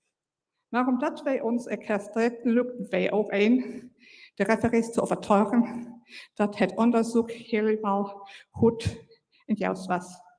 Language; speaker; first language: Dutch; non-native, fluent; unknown